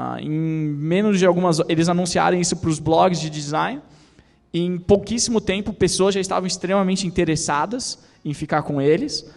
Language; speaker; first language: Portuguese; native; Portuguese